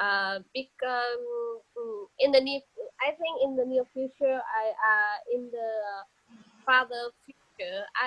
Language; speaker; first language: English; non-native, learner; Vietnamese